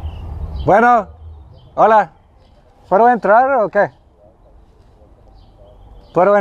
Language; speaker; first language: Spanish; non-native, learner; English